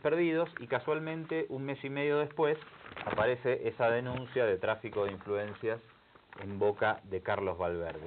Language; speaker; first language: Spanish; native; Spanish